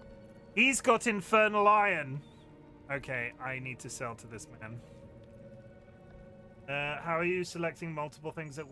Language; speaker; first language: English; native; English